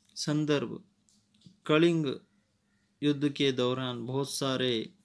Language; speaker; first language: Hindi; non-native, local second language; Kannada